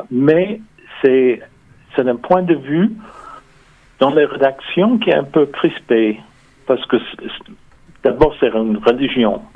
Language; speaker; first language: French; non-native, fluent; English